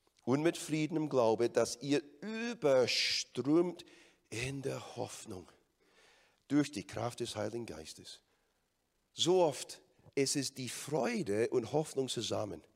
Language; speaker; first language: German; non-native, fluent; English